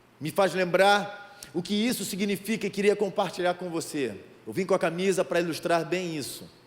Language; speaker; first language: Portuguese; native; Portuguese